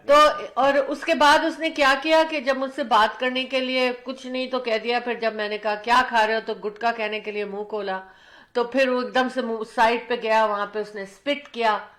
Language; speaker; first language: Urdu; early bilingual, other home language; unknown